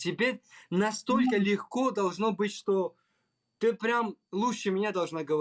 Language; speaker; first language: Russian; non-native, learner; Tajik